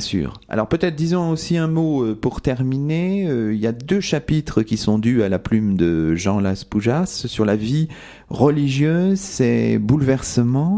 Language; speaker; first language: French; native; French